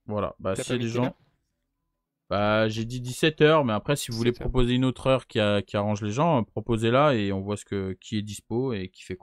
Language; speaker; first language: French; native; French